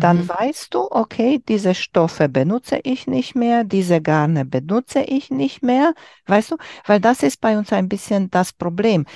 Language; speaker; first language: German; non-native, learner; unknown